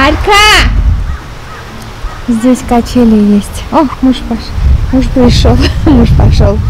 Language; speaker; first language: Russian; non-native, fluent; Armenian